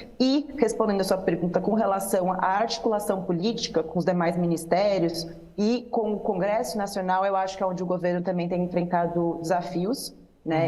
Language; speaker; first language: Portuguese; native; Portuguese